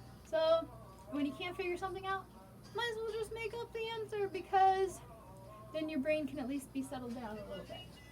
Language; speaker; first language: English; native; English